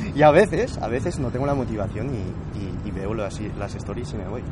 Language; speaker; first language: Spanish; non-native, fluent; French